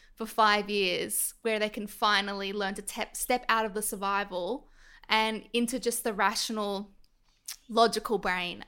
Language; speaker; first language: English; native; English